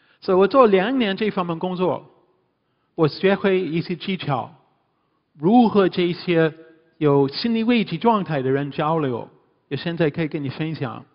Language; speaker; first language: Chinese; non-native, fluent; English